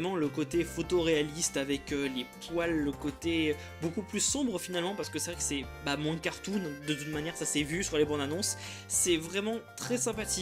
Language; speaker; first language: French; native; French